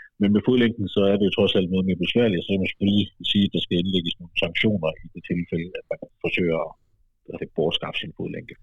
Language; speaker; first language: Danish; native; Danish